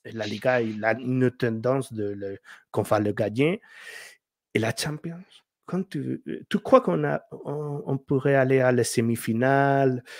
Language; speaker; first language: French; non-native, learner; Spanish